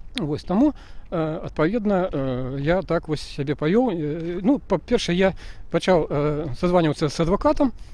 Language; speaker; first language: Belarusian; non-native, local second language; Russian